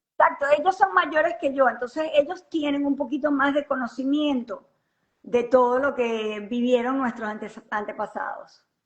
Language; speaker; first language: Spanish; native; Spanish